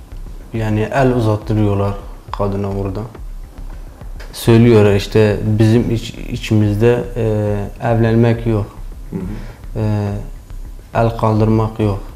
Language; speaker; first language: Turkish; non-native, learner; Kurdish